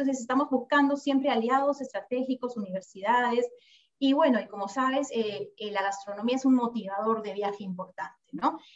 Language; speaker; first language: Spanish; native; Spanish